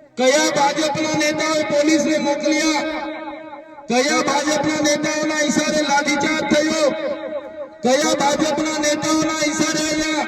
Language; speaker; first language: Gujarati; non-native, local second language; Vasavi